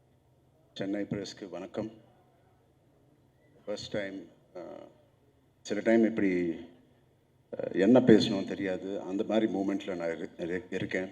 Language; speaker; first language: Tamil; non-native, local second language; Telugu